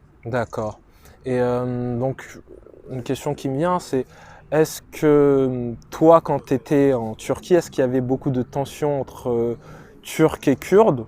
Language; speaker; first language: French; native; French